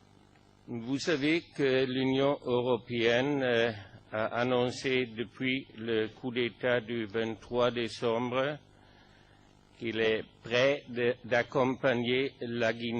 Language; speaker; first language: French; non-native, fluent; German